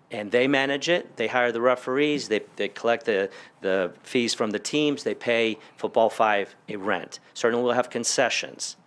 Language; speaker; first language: English; early bilingual, other home language; Spanish